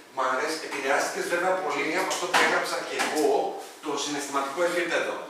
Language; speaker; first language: Greek; early bilingual, other home language; Arabic